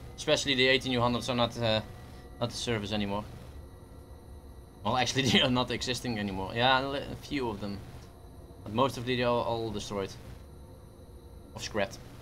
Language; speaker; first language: English; non-native, fluent; Dutch